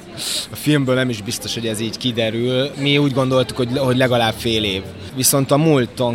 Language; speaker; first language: Hungarian; native; Hungarian